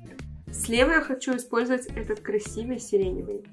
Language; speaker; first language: Russian; native; Russian